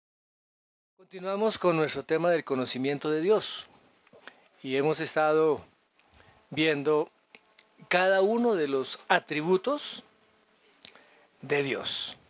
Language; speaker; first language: Spanish; native; Spanish